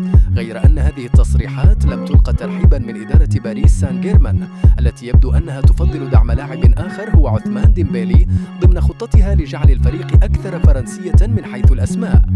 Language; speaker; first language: Arabic; native; Arabic